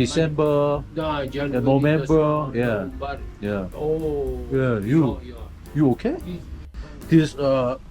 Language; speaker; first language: English; non-native, learner; Korean